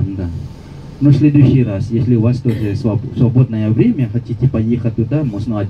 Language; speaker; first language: Russian; non-native, fluent; Balinese